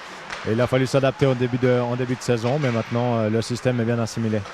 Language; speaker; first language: French; native; French